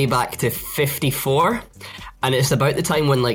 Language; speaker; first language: English; native; English